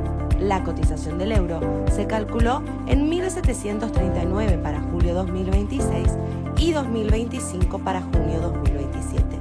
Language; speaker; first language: Spanish; native; Spanish